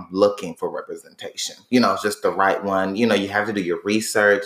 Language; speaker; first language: English; native; English